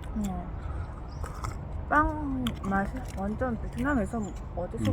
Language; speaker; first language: Korean; non-native, learner; Vietnamese